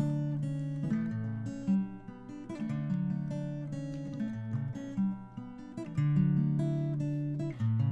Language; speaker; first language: English; non-native, local second language; Luo (Kenya and Tanzania)